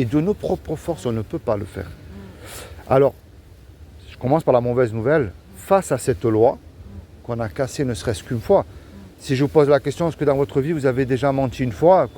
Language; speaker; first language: French; native; French